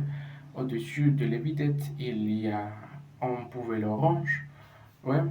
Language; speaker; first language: French; non-native, learner; Spanish